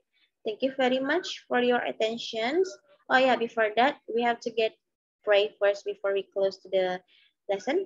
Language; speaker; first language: English; non-native, learner; Indonesian